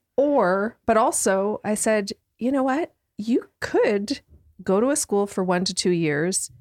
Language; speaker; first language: English; native; English